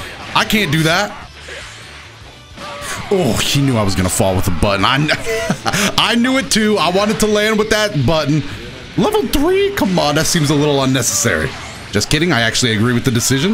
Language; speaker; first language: English; native; English